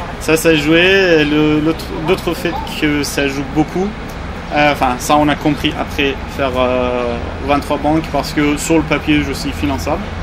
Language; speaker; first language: French; non-native, fluent; Persian